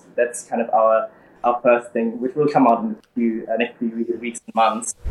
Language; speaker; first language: English; early bilingual, other home language; German